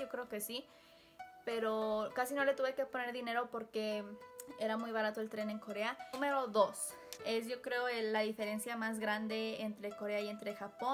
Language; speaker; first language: Spanish; early bilingual, heritage; Spanish